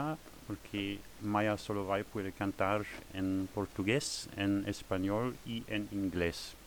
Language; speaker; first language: Spanish; non-native, learner; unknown